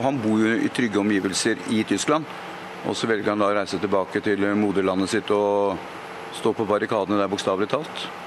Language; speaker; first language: Norwegian; native; Norwegian